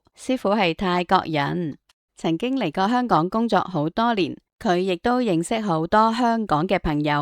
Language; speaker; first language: Cantonese; native; Cantonese